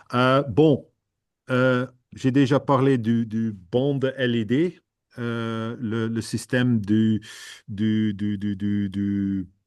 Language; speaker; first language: French; non-native, fluent; Dutch